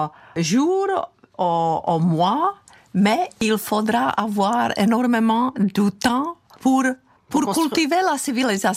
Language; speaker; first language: French; non-native, fluent; Czech